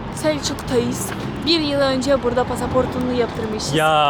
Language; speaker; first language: Turkish; non-native, learner; Russian